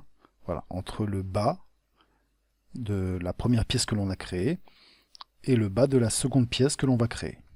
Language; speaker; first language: French; native; French